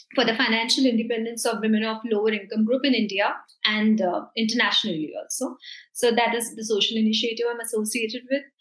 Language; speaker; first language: English; non-native, local second language; Hindi